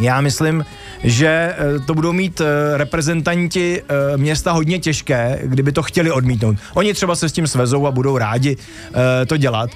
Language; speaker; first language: Czech; native; Czech